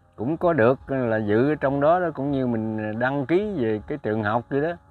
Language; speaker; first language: Vietnamese; native; Vietnamese